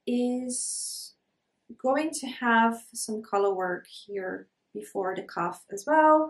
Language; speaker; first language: English; non-native, fluent; Polish